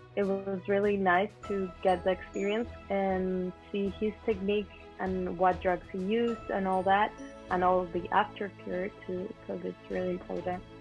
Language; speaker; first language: English; non-native, fluent; Spanish